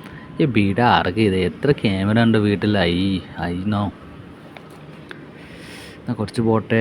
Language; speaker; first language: Malayalam; non-native, learner; Hindi